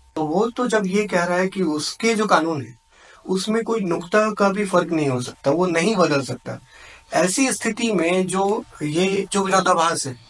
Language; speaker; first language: Hindi; native; Hindi